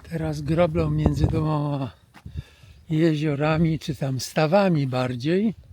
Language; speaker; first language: Polish; native; Polish